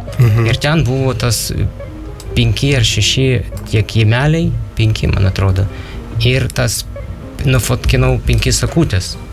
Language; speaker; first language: Lithuanian; non-native, fluent; Ukrainian